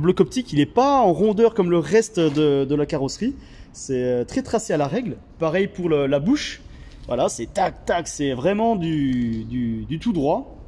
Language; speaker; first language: French; native; French